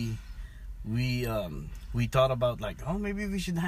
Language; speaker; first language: English; non-native, local second language; Filipino